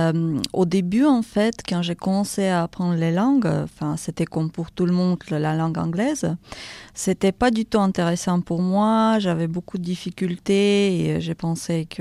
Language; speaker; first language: French; non-native, fluent; Russian